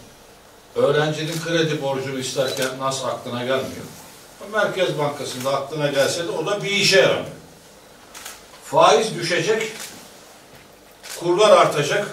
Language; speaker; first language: Turkish; native; Turkish